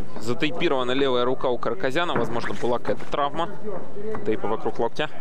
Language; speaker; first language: Russian; native; Russian